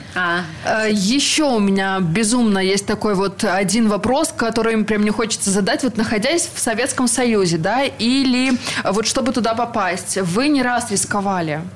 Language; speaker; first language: Russian; native; Russian